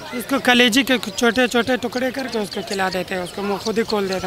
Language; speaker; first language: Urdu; non-native, local second language; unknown